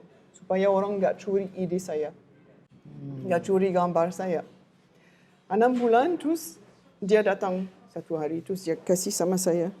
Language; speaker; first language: Indonesian; non-native, learner; French